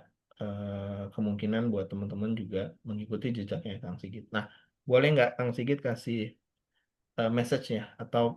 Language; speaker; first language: Indonesian; native; Indonesian